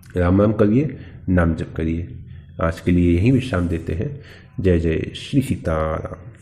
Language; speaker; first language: Hindi; native; Hindi